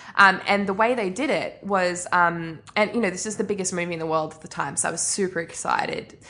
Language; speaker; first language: English; native; English